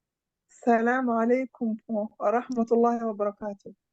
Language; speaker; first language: Arabic; non-native, learner; Somali